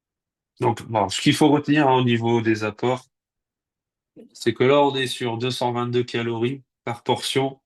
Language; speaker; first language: French; native; French